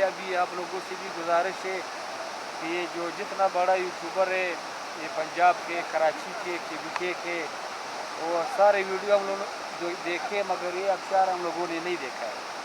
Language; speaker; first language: Hindi; non-native, local second language; Pashto